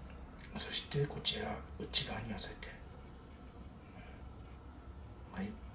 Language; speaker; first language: Japanese; native; Japanese